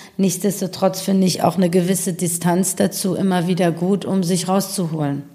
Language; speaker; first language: German; early bilingual, other home language; Persian